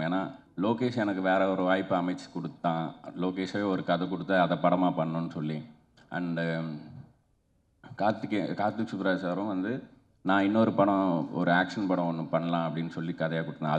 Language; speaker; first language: Tamil; native; Tamil